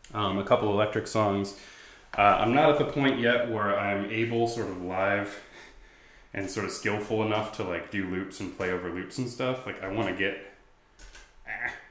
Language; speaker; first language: English; native; English